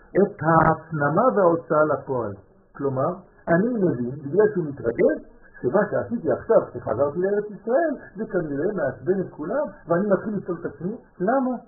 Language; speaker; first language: Hebrew; non-native, fluent; French